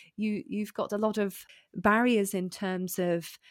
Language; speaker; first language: English; native; English